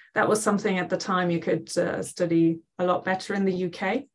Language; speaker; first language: English; non-native, fluent; German